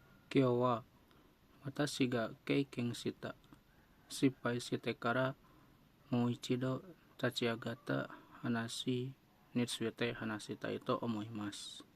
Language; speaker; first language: Japanese; non-native, learner; Indonesian